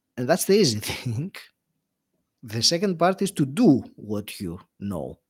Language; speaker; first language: English; non-native, fluent; Greek